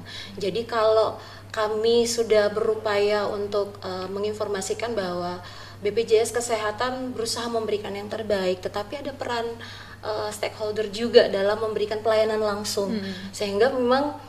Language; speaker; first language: Indonesian; native; Indonesian